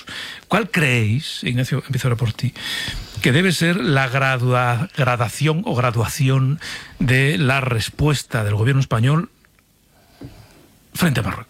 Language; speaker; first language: Spanish; native; Spanish